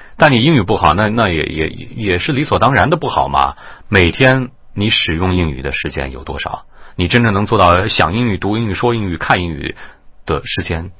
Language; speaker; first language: Chinese; native; Chinese